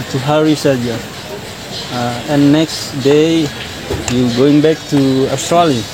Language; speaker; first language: English; non-native, learner; Indonesian